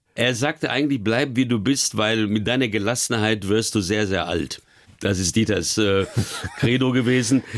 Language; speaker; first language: German; early bilingual, other home language; Hungarian